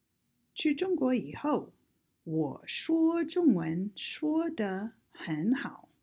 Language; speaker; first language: Chinese; non-native, fluent; English